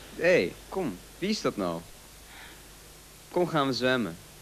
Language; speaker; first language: Dutch; early bilingual, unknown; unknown